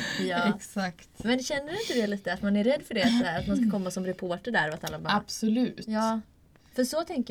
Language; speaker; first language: Swedish; native; Swedish